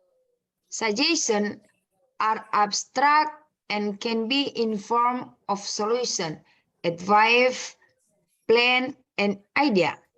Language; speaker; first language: English; non-native, learner; Indonesian